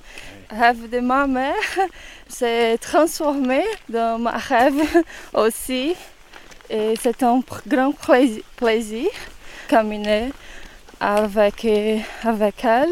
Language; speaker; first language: French; non-native, learner; Portuguese